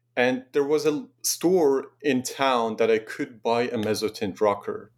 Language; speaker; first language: English; non-native, fluent; Persian